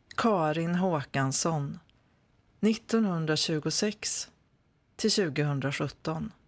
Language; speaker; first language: Swedish; native; Swedish